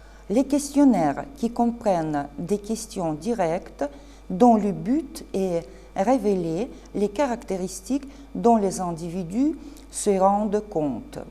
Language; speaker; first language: French; non-native, fluent; Russian